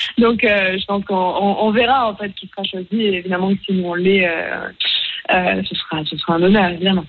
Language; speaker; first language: French; native; French